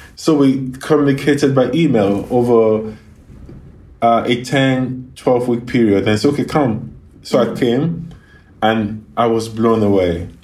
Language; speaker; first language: English; non-native, local second language; Yoruba